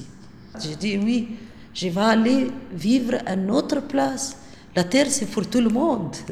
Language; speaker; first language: French; non-native, local second language; Arabic